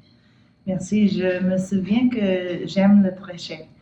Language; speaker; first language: French; non-native, learner; English